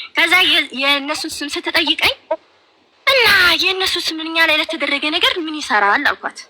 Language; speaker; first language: Amharic; native; Amharic